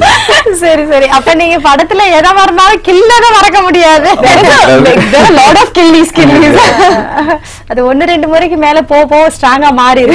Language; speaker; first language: Tamil; native; Tamil